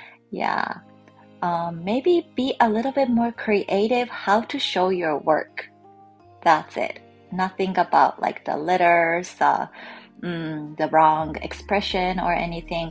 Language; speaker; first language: English; non-native, fluent; Japanese